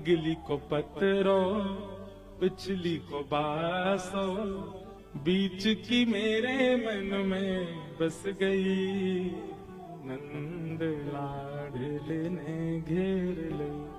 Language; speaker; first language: Hindi; native; Hindi